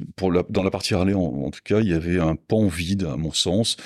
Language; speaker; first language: French; native; French